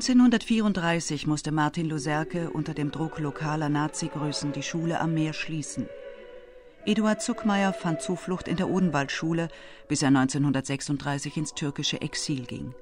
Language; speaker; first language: German; native; German